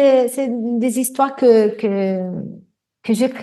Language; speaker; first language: French; non-native, fluent; Italian